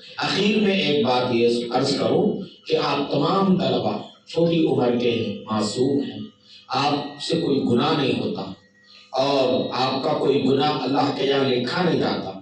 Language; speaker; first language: Urdu; native; Urdu